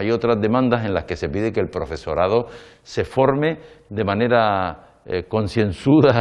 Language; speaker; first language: Spanish; native; Spanish